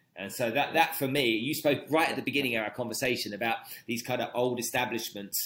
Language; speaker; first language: English; native; English